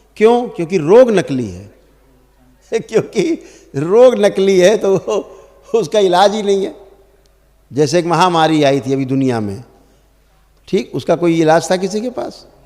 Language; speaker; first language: Hindi; native; Hindi